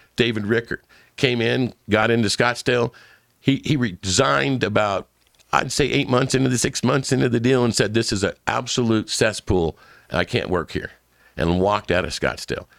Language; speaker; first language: English; native; English